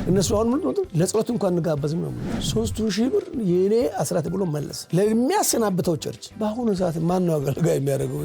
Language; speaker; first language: Amharic; native; Amharic